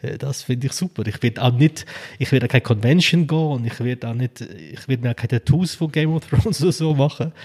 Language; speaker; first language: German; early bilingual, other home language; Albanian